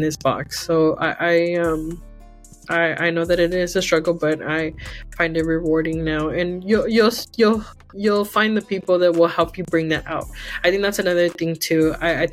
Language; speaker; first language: English; early bilingual, other home language; Spanish